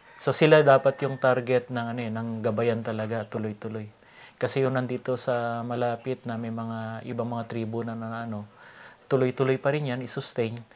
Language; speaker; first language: Filipino; non-native, local second language; Iloko